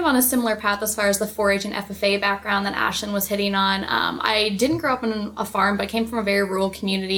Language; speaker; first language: English; native; English